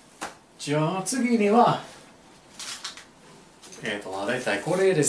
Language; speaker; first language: Japanese; non-native, learner; English